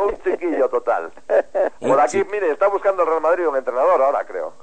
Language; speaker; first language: Spanish; native; Spanish